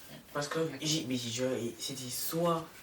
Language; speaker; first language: French; native; French